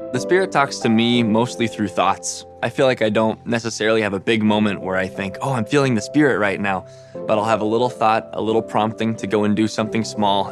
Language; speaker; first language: English; non-native, fluent; Portuguese